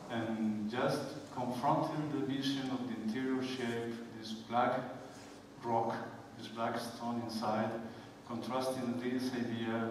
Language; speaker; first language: English; non-native, fluent; Spanish